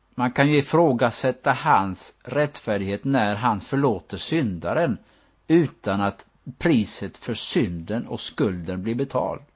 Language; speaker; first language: Swedish; native; Swedish